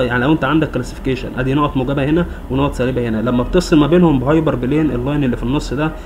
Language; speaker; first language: Arabic; native; Arabic